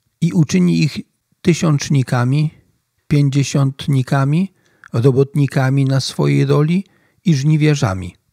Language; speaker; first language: Polish; native; Polish